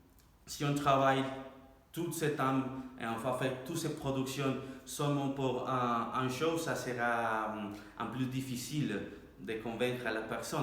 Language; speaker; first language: French; non-native, learner; Spanish